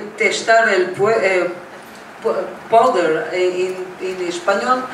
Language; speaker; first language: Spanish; non-native, learner; Portuguese